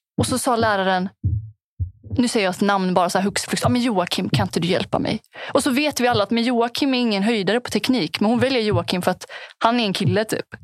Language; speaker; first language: Swedish; early bilingual, other home language; Punjabi